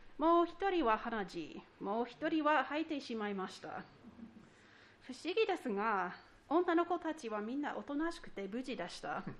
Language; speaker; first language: Japanese; non-native, fluent; English